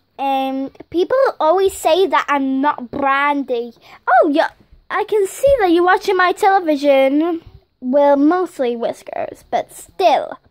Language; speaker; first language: English; native; English